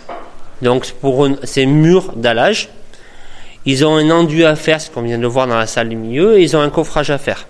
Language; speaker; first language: French; native; French